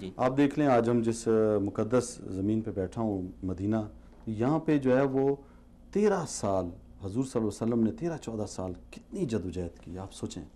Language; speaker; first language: Urdu; non-native, local second language; Pashto